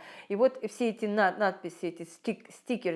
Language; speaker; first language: Russian; native; Russian